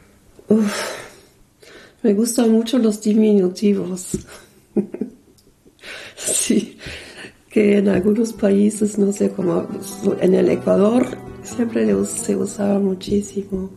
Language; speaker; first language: Spanish; early bilingual, other home language; German